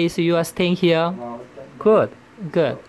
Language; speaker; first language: English; non-native, learner; Korean